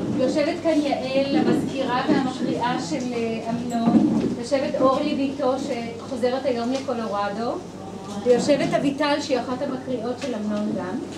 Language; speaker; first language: Hebrew; native; Hebrew